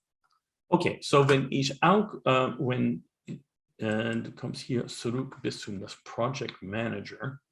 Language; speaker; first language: German; non-native, learner; English